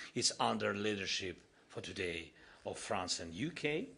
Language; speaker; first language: English; non-native, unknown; Ukrainian